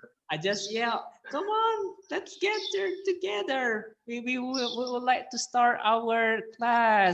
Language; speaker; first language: English; non-native, learner; Indonesian